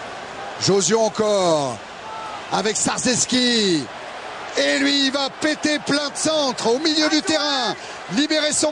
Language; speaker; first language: French; native; French